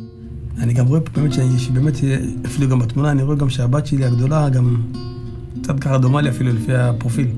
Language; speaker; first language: Hebrew; early bilingual, other home language; Amharic